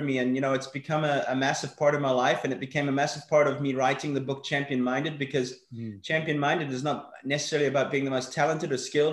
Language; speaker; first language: English; native; English